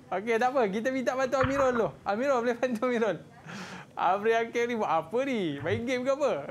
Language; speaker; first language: Malay; native; Malay